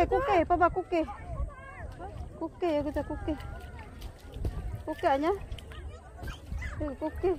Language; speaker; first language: Korean; non-native, learner; Filipino